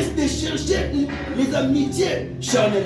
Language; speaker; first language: French; non-native, local second language; Lingala